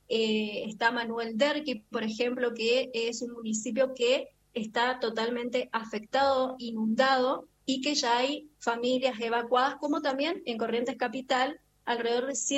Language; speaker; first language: Spanish; native; Spanish